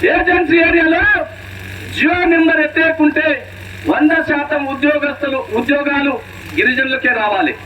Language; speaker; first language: Telugu; non-native, local second language; Lambadi